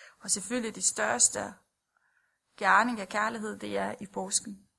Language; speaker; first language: Danish; non-native, fluent; Romanian